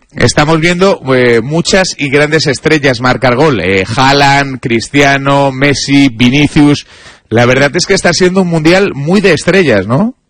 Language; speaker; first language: Spanish; native; Spanish